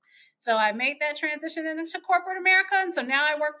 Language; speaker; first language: English; native; English